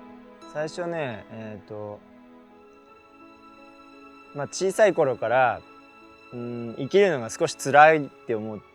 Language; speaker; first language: Japanese; native; Japanese